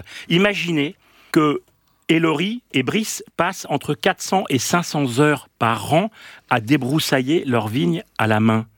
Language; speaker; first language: French; native; French